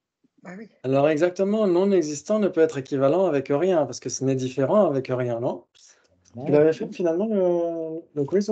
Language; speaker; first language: French; native; French